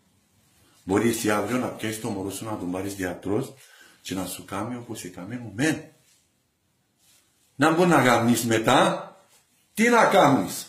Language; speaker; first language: Greek; non-native, learner; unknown